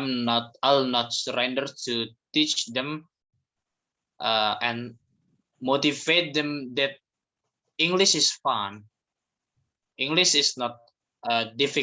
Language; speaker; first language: English; non-native, fluent; Indonesian